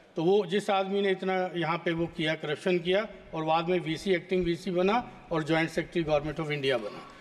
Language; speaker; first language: Hindi; native; Hindi